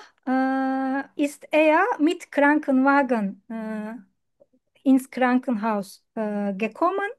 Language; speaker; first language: German; non-native, learner; Turkish